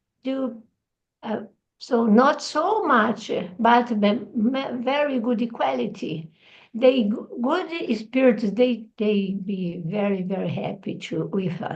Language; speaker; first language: English; non-native, learner; Portuguese